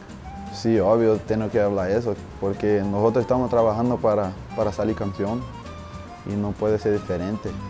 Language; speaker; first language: Spanish; non-native, learner; Portuguese